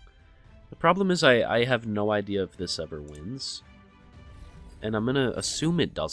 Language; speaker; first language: English; native; English